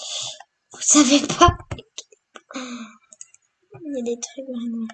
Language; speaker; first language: French; native; French